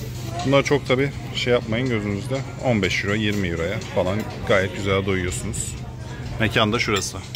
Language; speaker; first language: Turkish; native; Turkish